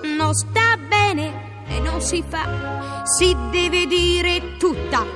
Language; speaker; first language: Italian; native; Italian